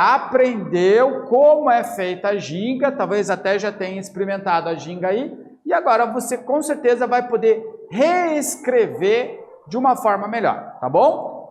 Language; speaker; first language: Portuguese; native; Portuguese